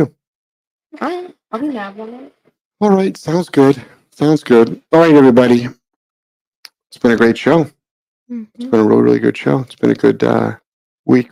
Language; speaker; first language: English; native; English